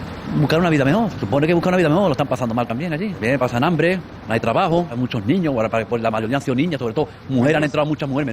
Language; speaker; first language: Spanish; native; Spanish